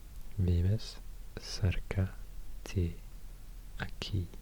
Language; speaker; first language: Spanish; non-native, learner; Swedish